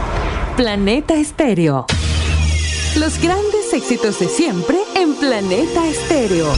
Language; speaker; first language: Spanish; native; Spanish